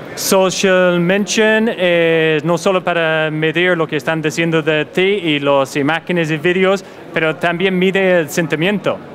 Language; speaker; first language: Spanish; non-native, fluent; English